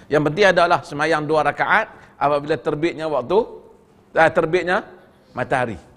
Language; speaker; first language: Malay; native; Malay